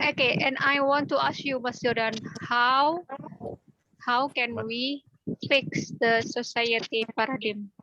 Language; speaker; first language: English; non-native, learner; Indonesian